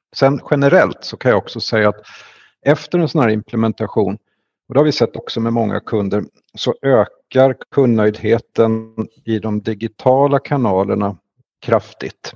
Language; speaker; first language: Swedish; native; Swedish